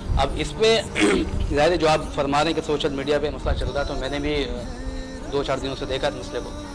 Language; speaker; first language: Urdu; native; Urdu